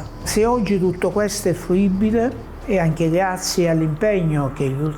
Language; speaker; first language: Italian; native; Italian